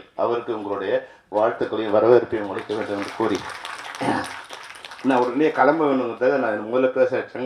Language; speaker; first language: Tamil; native; Tamil